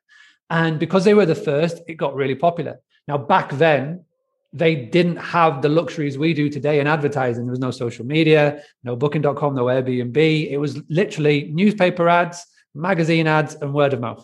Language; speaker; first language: English; native; English